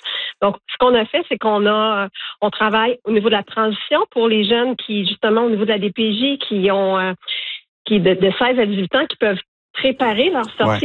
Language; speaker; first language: French; native; French